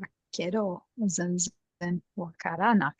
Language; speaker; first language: Japanese; non-native, learner; English